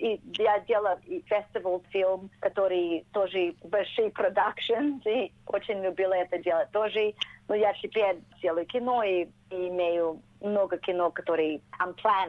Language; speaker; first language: Russian; early bilingual, heritage; Russian